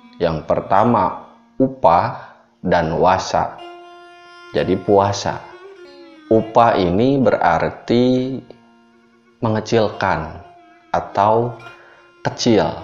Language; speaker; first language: Indonesian; non-native, local second language; Sundanese